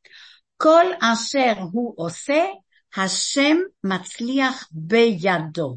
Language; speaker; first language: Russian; early bilingual, heritage; Russian